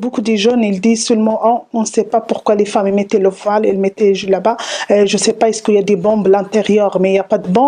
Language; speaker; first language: French; non-native, learner; Arabic